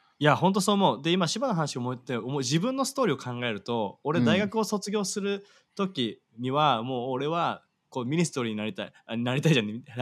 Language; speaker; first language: Japanese; native; Japanese